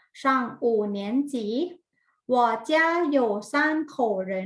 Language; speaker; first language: Chinese; non-native, fluent; Thai